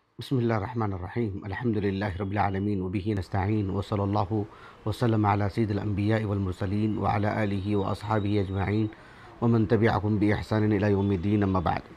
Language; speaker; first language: Urdu; native; Urdu